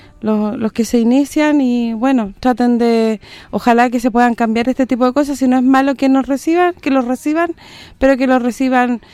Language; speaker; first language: Spanish; native; Spanish